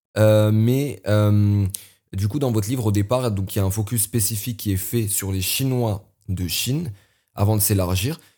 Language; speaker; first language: French; native; French